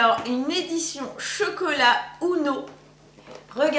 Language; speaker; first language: French; native; French